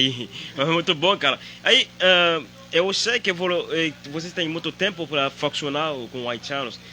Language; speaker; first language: Portuguese; non-native, learner; Haitian Creole